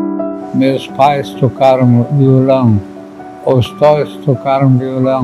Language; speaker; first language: Portuguese; non-native, fluent; German